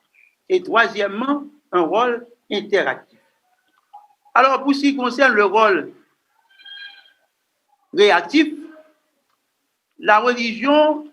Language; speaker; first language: French; non-native, local second language; Haitian Creole